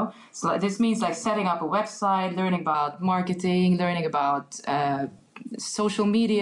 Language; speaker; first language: English; non-native, fluent; Hungarian